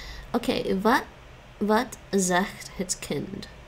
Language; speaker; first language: Dutch; non-native, learner; English